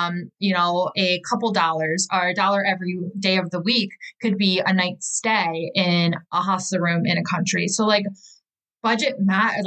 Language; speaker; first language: English; native; English